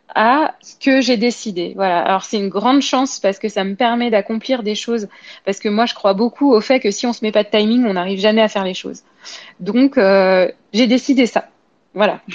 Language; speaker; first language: French; native; French